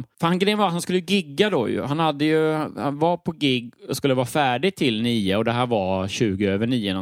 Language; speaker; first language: Swedish; native; Swedish